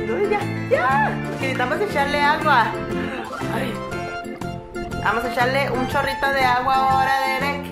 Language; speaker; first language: Spanish; native; Spanish